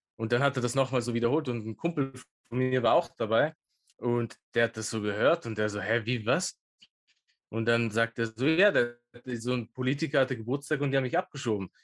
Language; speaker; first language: German; early bilingual, other home language; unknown